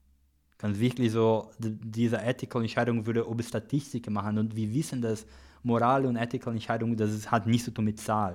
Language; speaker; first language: German; non-native, learner; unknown